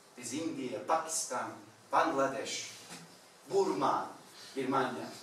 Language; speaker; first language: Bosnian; non-native, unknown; Turkish